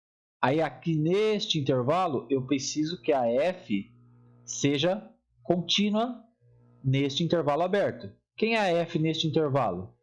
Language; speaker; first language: Portuguese; native; Portuguese